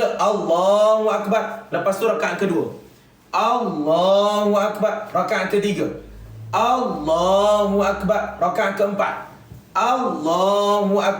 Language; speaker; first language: Malay; native; Malay